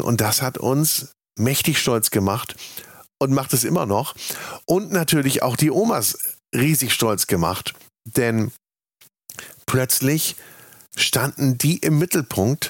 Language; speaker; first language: German; native; German